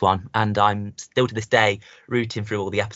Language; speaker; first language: English; native; English